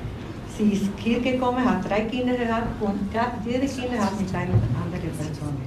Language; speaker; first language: German; non-native, learner; Spanish